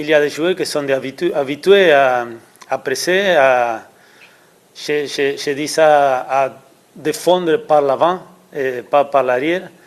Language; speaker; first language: French; non-native, learner; Spanish